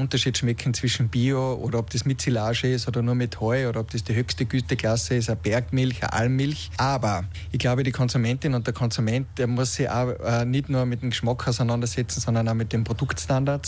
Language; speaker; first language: German; native; German